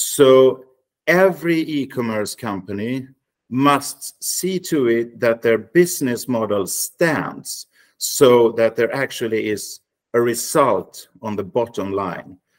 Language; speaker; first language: English; non-native, fluent; Swedish